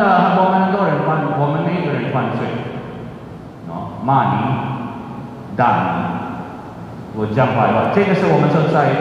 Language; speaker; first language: Chinese; non-native, fluent; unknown